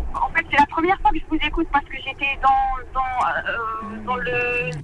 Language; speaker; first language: French; non-native, local second language; Arabic